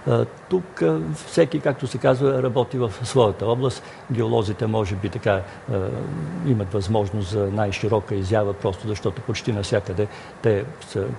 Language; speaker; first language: Bulgarian; native; Bulgarian